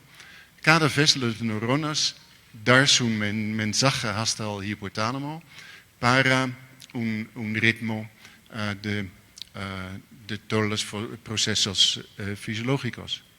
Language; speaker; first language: Spanish; non-native, learner; Dutch